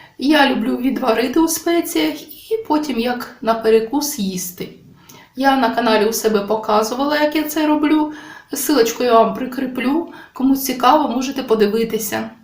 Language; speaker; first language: Ukrainian; native; Ukrainian